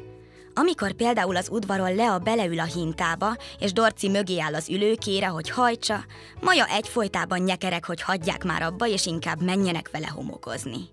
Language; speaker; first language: Hungarian; native; Hungarian